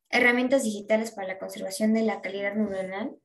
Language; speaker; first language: Spanish; native; Spanish